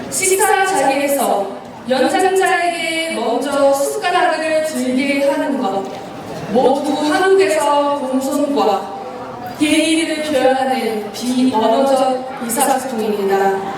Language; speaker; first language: Korean; non-native, fluent; French